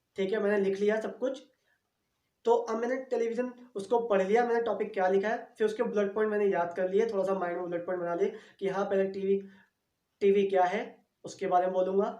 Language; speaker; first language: Hindi; native; Hindi